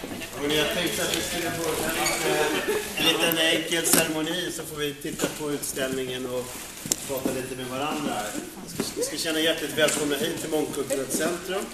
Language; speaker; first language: Swedish; native; Swedish